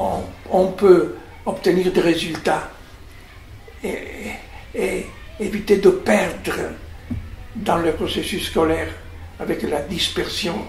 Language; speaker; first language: French; non-native, fluent; Italian